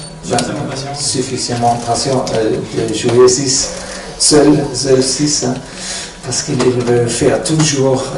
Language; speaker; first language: French; non-native, fluent; German